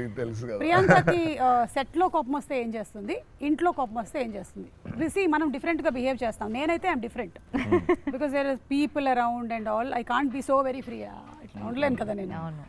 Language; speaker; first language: Telugu; native; Telugu